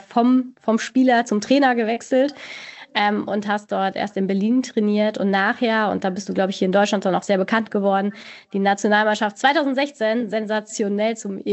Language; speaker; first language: German; native; German